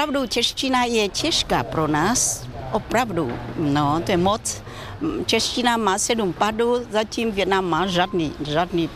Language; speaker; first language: Czech; non-native, fluent; Vietnamese